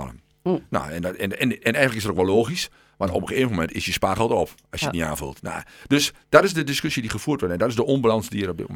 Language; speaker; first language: Dutch; native; Dutch